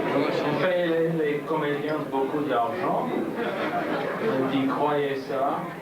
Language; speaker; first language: French; non-native, learner; English